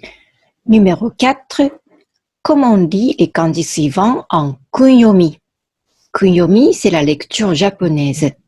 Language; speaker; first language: French; non-native, fluent; Japanese